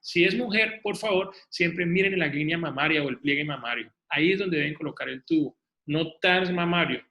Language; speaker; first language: Spanish; native; Spanish